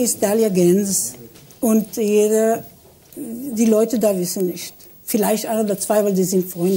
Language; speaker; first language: German; non-native, fluent; Hebrew